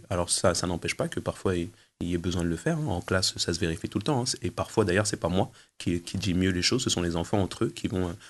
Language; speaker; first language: French; early bilingual, other home language; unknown